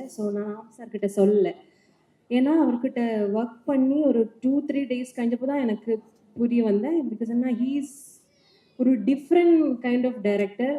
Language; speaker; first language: Tamil; non-native, learner; Malayalam